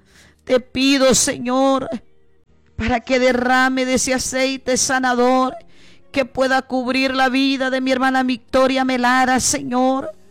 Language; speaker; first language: Spanish; native; Spanish